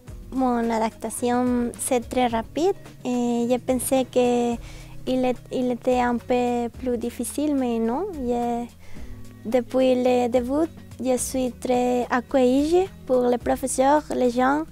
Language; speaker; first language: French; non-native, learner; Spanish